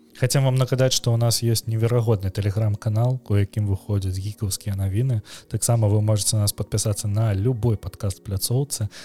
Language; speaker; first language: Belarusian; non-native, local second language; Russian